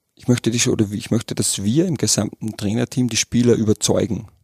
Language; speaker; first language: German; native; German